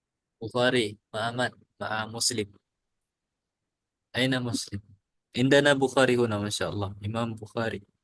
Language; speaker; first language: Arabic; non-native, fluent; Indonesian